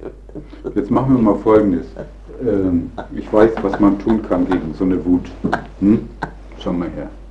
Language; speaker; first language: German; native; German